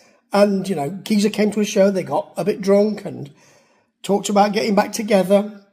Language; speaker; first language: English; native; English